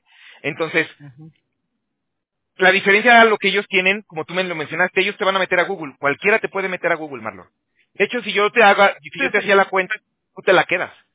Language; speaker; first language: Spanish; native; Spanish